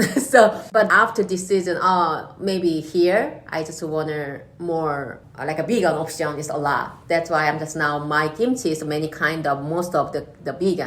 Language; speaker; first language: English; non-native, learner; Korean